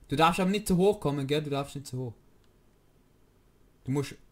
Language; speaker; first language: German; native; German